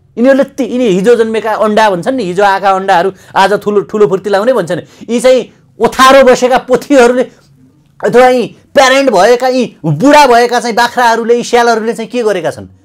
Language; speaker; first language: Nepali; native; Nepali